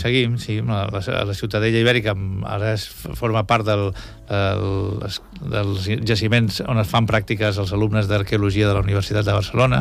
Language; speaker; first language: Catalan; native; Catalan